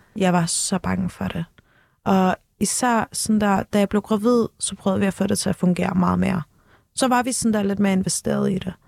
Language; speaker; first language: Danish; early bilingual, other home language; Turkish